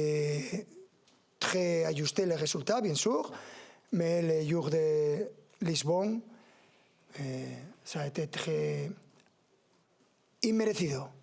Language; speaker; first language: French; non-native, learner; Spanish